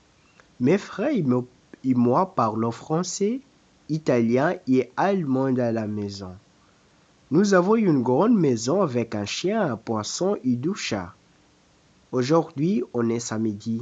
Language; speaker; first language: French; non-native, fluent; Portuguese